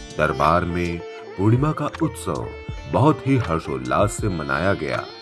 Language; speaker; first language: Hindi; native; Hindi